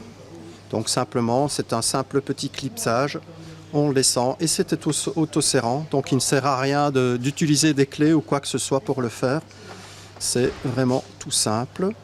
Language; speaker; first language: French; native; French